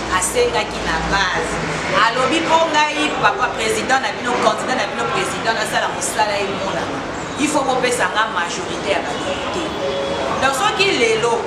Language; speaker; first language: Lingala; native; Lingala